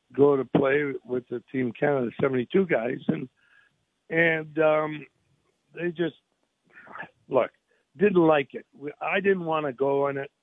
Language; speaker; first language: English; native; English